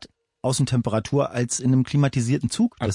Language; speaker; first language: German; native; German